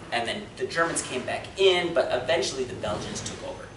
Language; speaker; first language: English; native; English